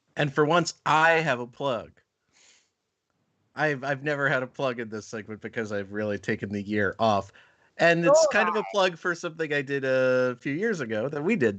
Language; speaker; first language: English; native; English